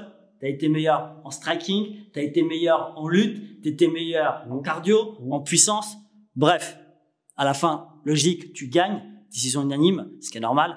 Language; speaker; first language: French; native; French